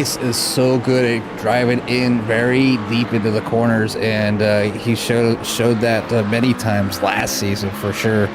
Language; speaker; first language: English; native; English